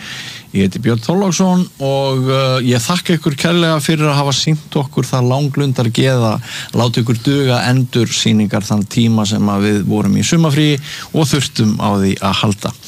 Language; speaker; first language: Icelandic; native; Icelandic